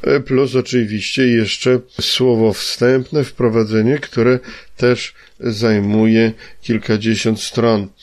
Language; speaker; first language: Polish; native; Polish